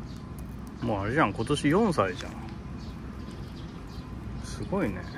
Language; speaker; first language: Japanese; native; Japanese